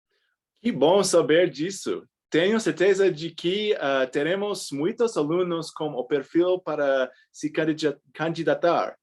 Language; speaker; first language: Portuguese; non-native, fluent; English